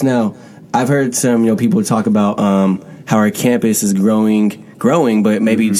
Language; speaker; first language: English; native; English